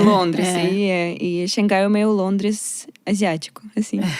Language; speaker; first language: Portuguese; non-native, learner; Russian